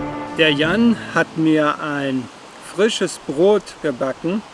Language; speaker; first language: German; native; German